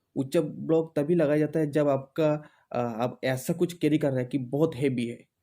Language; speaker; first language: Hindi; non-native, local second language; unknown